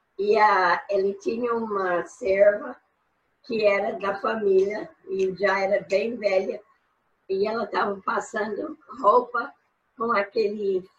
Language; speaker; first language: Portuguese; non-native, fluent; English